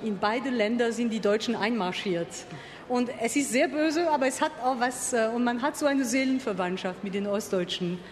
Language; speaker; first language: German; non-native, local second language; French